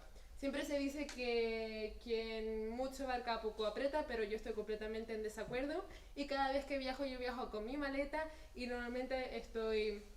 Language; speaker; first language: Spanish; native; Spanish